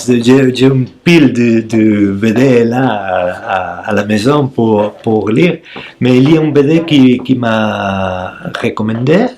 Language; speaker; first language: French; non-native, learner; Spanish